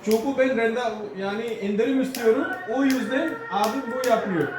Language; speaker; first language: Turkish; non-native, learner; Hindi